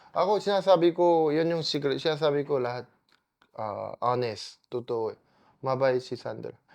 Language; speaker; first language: Filipino; non-native, fluent; Korean